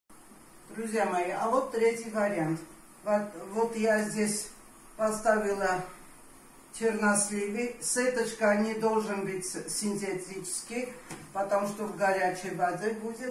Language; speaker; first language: Russian; non-native, fluent; Armenian